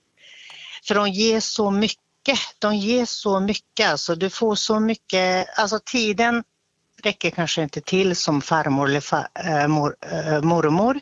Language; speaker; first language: Swedish; native; Swedish